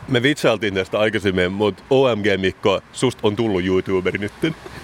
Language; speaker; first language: Finnish; native; Finnish